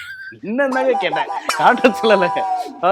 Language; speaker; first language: Tamil; native; Tamil